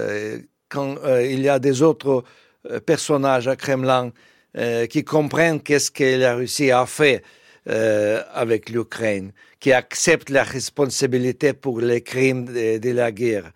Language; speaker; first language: French; non-native, fluent; Russian